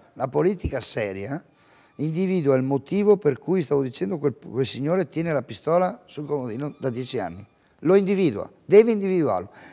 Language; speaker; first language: Italian; native; Italian